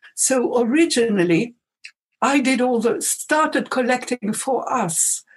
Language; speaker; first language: English; non-native, fluent; Arabic